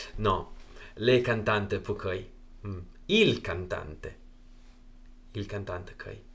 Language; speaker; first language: Italian; non-native, fluent; Chinese